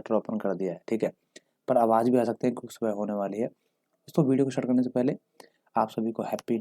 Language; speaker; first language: Hindi; native; Hindi